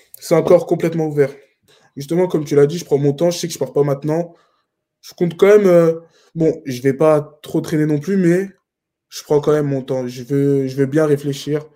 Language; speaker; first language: French; native; French